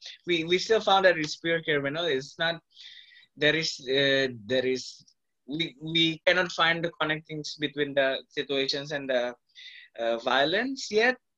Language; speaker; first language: English; non-native, fluent; Indonesian